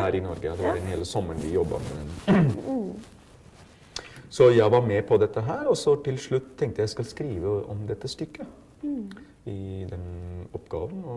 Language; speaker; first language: Norwegian; non-native, fluent; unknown